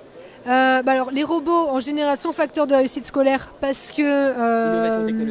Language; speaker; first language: French; native; French